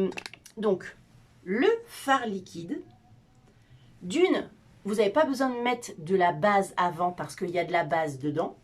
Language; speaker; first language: French; native; French